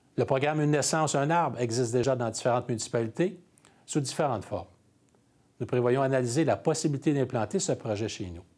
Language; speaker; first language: French; native; French